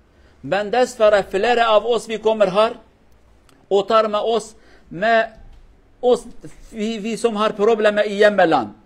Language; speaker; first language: Norwegian; non-native, learner; Kurdish